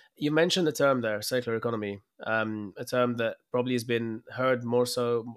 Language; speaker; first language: English; early bilingual, other home language; Arabic